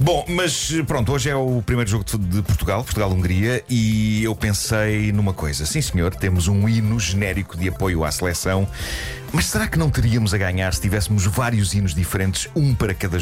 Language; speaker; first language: Portuguese; native; Portuguese